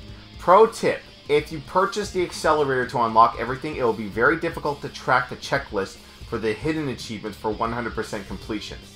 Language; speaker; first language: English; native; English